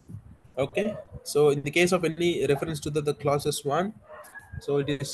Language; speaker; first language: English; non-native, local second language; Telugu